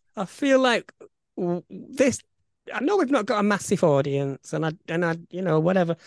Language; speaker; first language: English; native; English